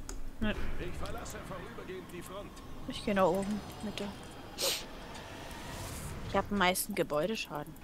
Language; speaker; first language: German; native; German